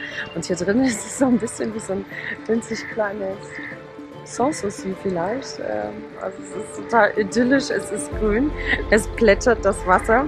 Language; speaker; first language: German; native; German